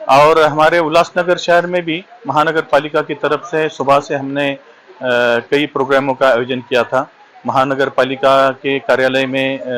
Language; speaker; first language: Hindi; non-native, local second language; Marathi